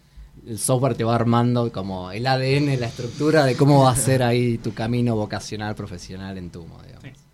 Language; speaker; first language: Spanish; native; Spanish